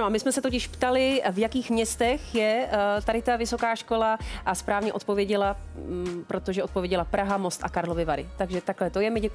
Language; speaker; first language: Czech; native; Czech